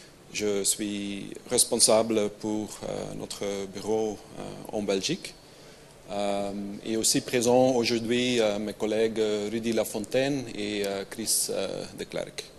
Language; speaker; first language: French; non-native, local second language; Dutch